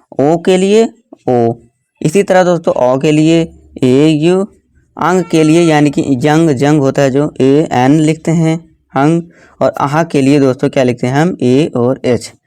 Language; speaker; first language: Hindi; native; Hindi